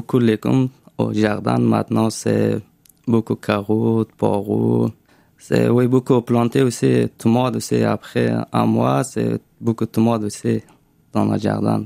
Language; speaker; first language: French; non-native, learner; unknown